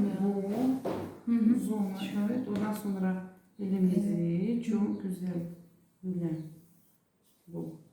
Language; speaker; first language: Turkish; non-native, learner; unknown